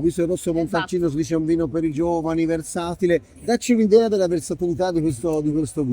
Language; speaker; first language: Italian; native; Italian